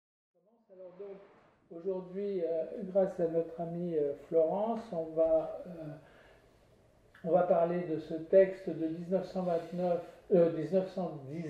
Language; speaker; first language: French; native; French